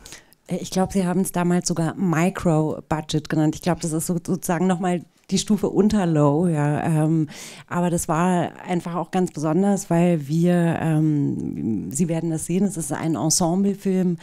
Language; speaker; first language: German; native; German